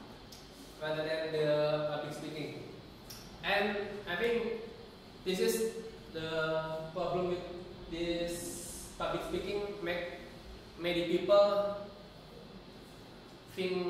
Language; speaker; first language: English; non-native, learner; Indonesian